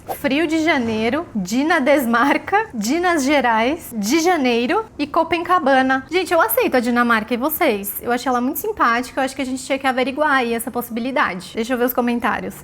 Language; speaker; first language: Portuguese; native; Portuguese